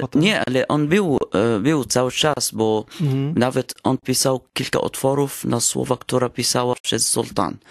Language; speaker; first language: Polish; non-native, learner; Arabic